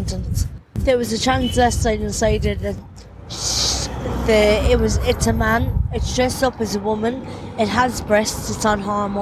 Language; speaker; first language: English; native; English